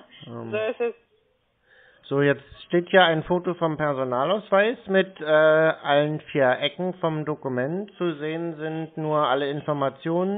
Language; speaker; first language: German; native; German